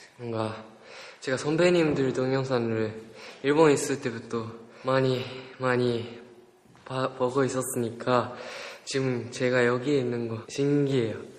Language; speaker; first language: Korean; non-native, fluent; Japanese